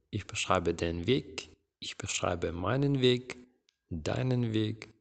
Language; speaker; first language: German; non-native, fluent; Ukrainian